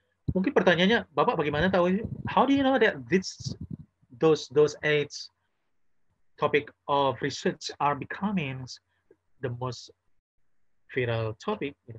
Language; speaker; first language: English; non-native, fluent; Indonesian